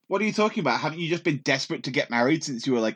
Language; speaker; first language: English; native; English